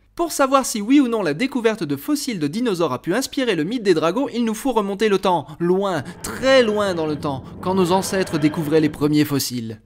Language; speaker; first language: French; native; French